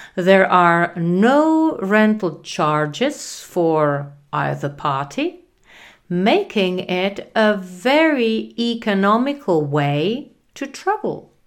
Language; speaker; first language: English; non-native, fluent; Czech